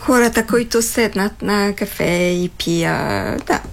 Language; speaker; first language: Bulgarian; non-native, fluent; French